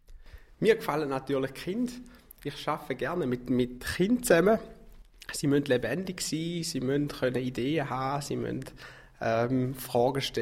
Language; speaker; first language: German; native; German